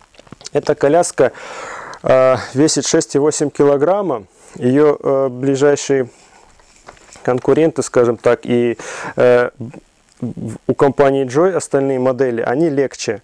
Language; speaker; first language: Russian; native; Russian